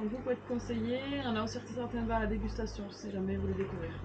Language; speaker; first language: French; native; French